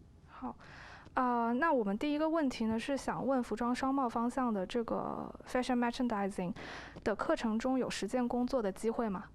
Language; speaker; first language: Chinese; native; Chinese